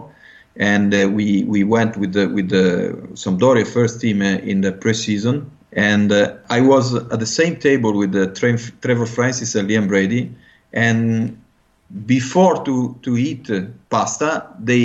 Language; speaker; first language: English; non-native, fluent; Italian